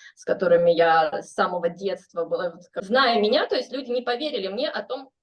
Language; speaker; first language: Russian; native; Russian